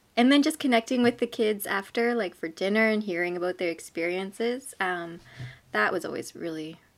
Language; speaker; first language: English; native; English